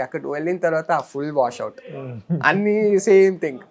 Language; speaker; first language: Telugu; non-native, learner; Kannada